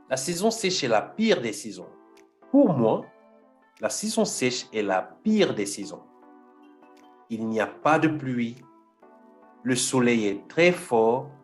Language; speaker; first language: French; non-native, fluent; Portuguese